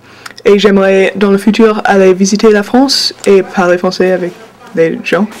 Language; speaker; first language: French; non-native, fluent; English